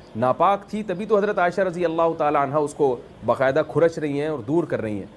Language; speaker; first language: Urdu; native; Urdu